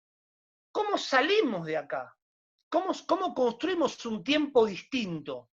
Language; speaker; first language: Spanish; native; Spanish